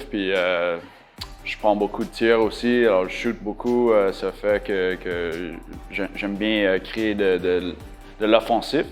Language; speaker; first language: French; non-native, local second language; English